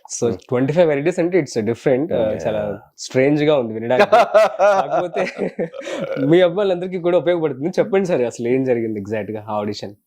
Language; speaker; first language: Telugu; native; Telugu